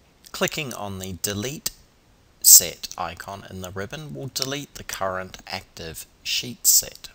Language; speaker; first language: English; native; English